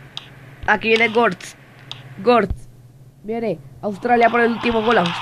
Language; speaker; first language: Spanish; native; Spanish